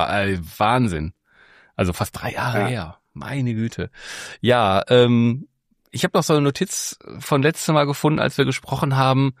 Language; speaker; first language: German; native; German